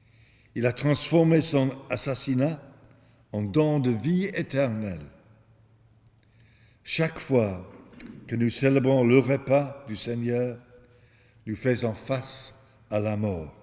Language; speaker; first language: French; non-native, fluent; English